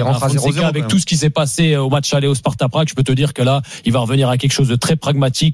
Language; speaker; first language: French; native; French